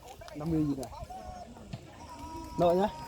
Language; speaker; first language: Vietnamese; non-native, local second language; Hmong